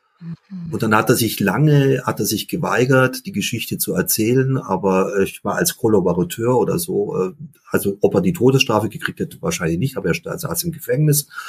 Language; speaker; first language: German; early bilingual, other home language; Dutch